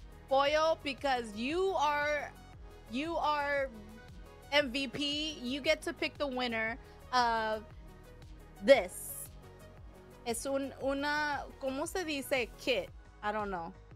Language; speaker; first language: English; native; English